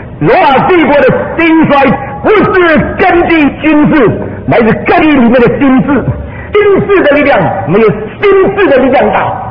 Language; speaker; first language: Chinese; early bilingual, heritage; Chinese